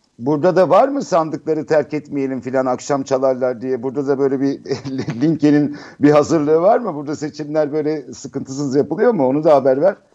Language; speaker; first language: Turkish; native; Turkish